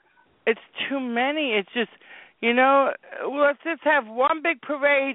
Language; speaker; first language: English; native; English